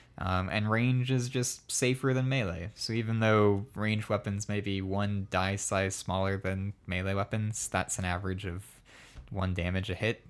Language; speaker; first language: English; native; English